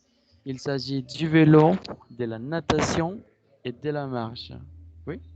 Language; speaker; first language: French; non-native, fluent; Spanish